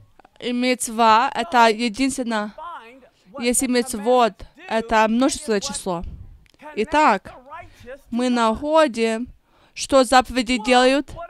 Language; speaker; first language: Russian; non-native, fluent; English